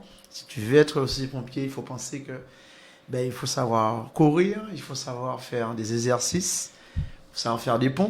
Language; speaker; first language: French; native; French